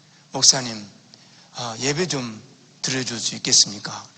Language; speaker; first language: Korean; native; Korean